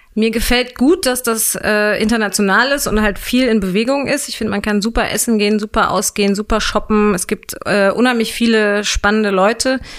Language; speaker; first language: German; native; German